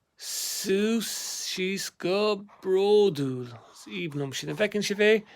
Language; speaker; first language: Irish; native; Irish